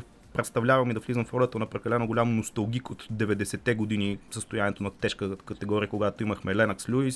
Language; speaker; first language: Bulgarian; native; Bulgarian